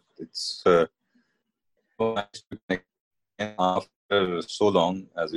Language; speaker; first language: English; non-native, local second language; Hindi